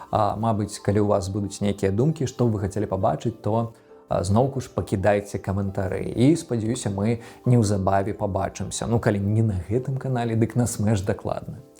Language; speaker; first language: Belarusian; non-native, local second language; Russian